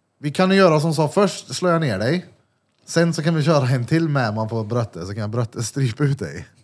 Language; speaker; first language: Swedish; native; Swedish